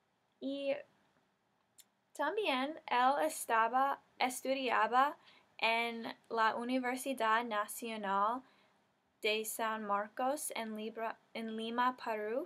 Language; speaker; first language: Spanish; non-native, learner; English